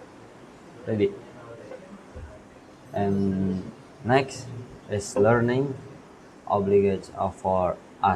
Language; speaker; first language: English; non-native, learner; Indonesian